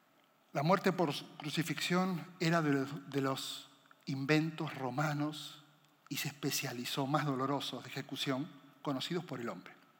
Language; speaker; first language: Spanish; native; Spanish